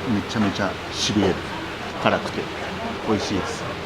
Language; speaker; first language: Japanese; native; Japanese